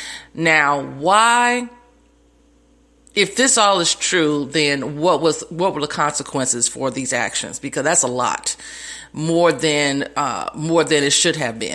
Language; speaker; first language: English; native; English